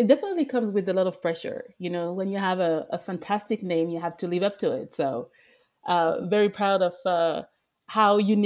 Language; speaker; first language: English; non-native, fluent; French